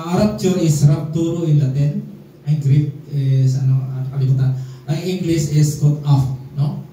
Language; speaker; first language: English; non-native, local second language; Filipino